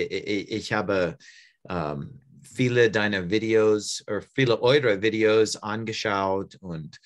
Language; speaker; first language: German; non-native, learner; English